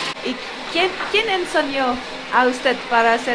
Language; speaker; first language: Spanish; non-native, learner; Dutch